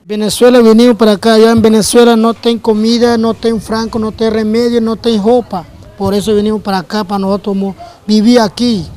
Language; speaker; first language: Portuguese; non-native, learner; Spanish